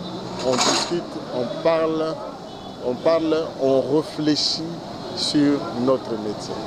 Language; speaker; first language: French; non-native, local second language; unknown